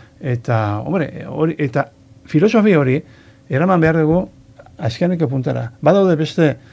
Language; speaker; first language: Basque; non-native, local second language; Spanish